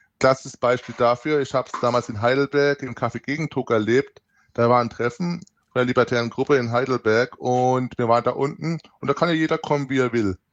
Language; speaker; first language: German; native; German